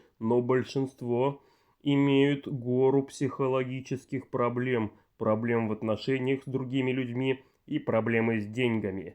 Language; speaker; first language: Russian; native; Russian